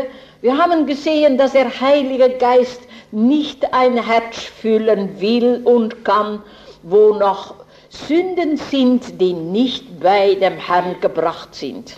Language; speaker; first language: German; non-native, fluent; Dutch